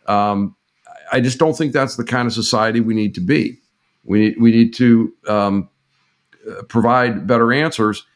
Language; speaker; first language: English; native; English